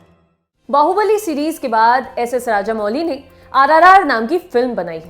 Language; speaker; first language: Hindi; native; Hindi